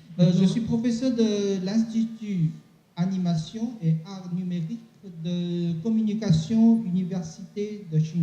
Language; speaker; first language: French; non-native, learner; Chinese